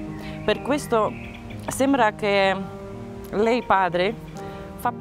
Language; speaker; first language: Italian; non-native, learner; Romanian